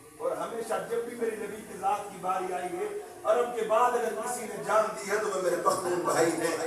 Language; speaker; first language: Urdu; non-native, local second language; Sindhi